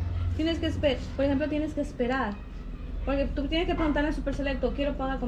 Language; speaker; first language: Spanish; native; Spanish